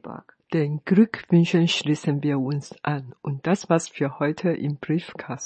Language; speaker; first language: German; non-native, fluent; Chinese